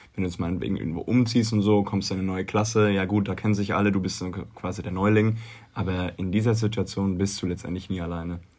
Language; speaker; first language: German; native; German